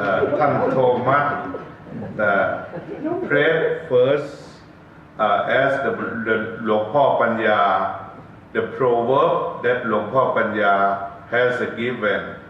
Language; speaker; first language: English; non-native, learner; Thai